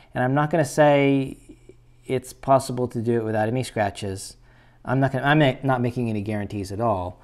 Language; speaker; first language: English; native; English